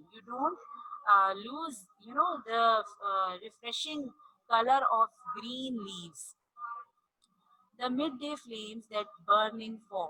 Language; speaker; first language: English; non-native, local second language; Urdu